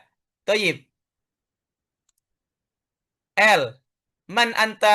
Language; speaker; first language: Arabic; non-native, learner; Indonesian